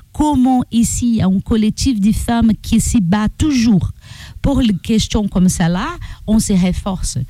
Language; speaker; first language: French; non-native, learner; Portuguese